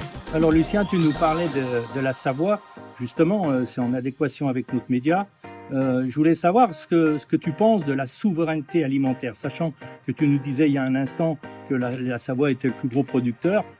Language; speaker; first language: French; native; French